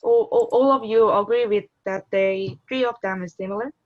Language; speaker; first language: English; non-native, learner; Korean